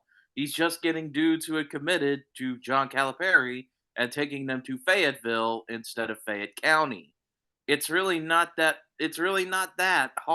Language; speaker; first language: English; native; English